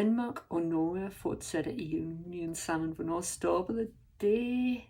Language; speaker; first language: Danish; non-native, learner; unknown